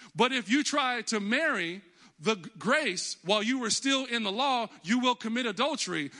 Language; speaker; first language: English; native; English